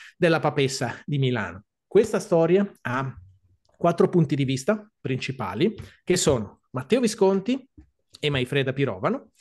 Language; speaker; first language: Italian; native; Italian